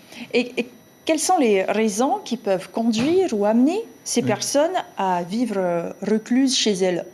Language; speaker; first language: French; native; French